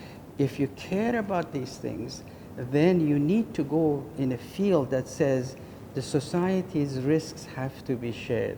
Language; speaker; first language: English; non-native, fluent; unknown